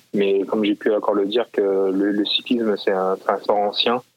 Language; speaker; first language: French; native; French